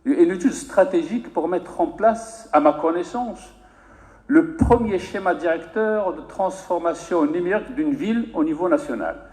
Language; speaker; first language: French; non-native, local second language; Arabic